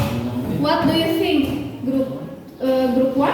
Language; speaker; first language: English; non-native, fluent; Indonesian